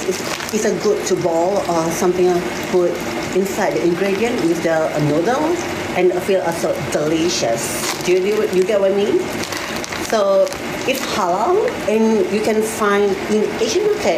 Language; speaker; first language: English; non-native, learner; Malay